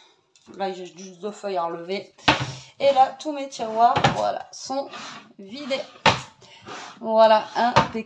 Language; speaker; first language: French; native; French